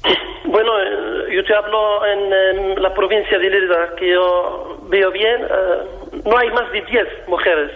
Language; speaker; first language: Spanish; non-native, fluent; Arabic